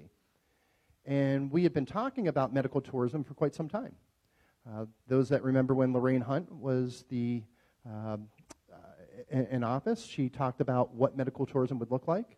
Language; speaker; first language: English; native; English